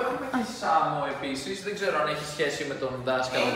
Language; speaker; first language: Greek; native; Greek